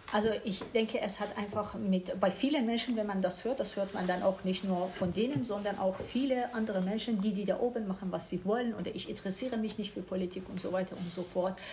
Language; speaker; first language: German; non-native, fluent; Persian